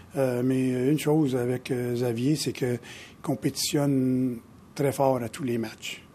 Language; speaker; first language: French; native; French